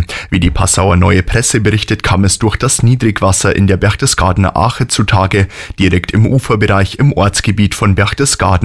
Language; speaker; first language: German; native; German